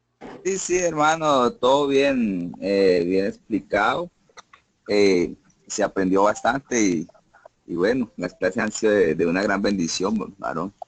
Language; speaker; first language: Spanish; native; Spanish